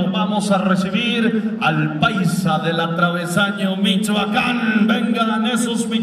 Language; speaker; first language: Spanish; native; Spanish